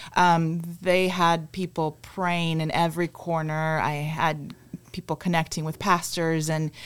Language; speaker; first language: English; non-native, fluent; Spanish